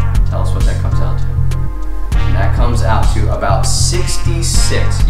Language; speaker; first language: English; early bilingual, other home language; Korean